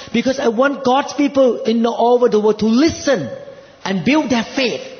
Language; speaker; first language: English; non-native, fluent; Thai